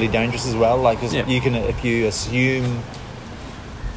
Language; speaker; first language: English; native; English